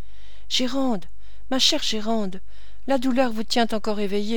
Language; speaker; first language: French; native; French